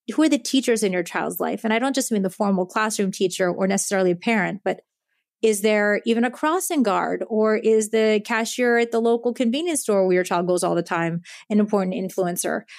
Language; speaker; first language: English; early bilingual, other home language; Japanese